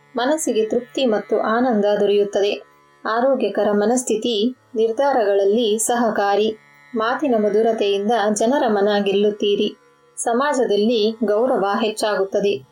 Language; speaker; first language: Kannada; native; Kannada